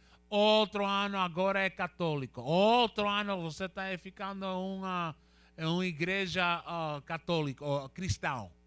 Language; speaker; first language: Portuguese; non-native, learner; Spanish